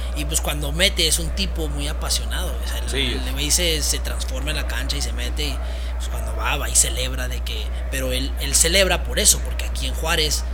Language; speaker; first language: Spanish; early bilingual, heritage; Spanish